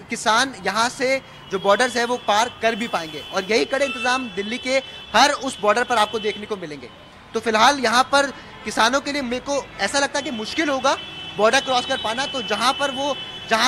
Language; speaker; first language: Hindi; native; Hindi